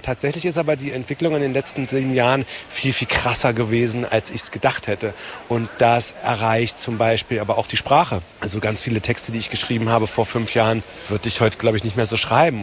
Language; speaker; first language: German; native; German